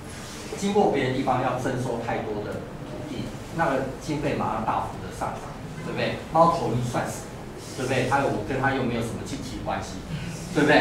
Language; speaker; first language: Chinese; native; Chinese